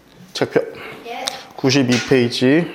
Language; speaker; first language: Korean; native; Korean